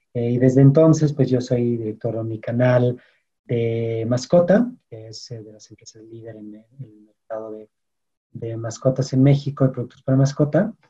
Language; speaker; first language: Spanish; non-native, fluent; French